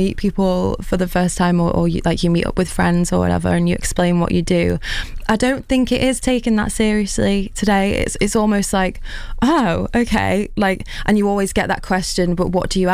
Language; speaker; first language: English; native; English